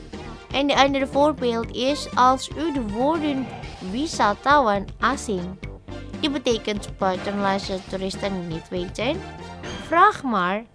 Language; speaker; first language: Dutch; non-native, fluent; Indonesian